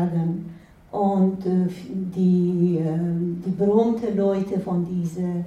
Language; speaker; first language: German; non-native, fluent; Persian